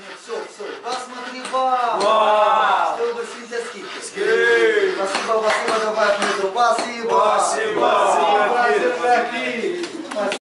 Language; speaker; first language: Russian; non-native, learner; Arabic